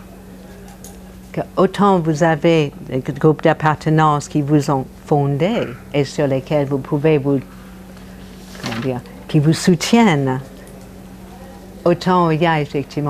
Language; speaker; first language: French; non-native, fluent; English